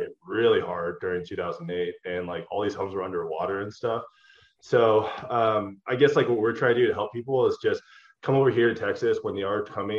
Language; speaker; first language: English; native; English